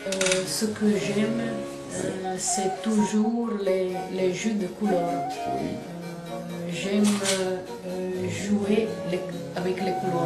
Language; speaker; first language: French; non-native, fluent; Italian